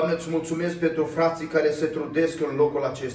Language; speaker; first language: Romanian; native; Romanian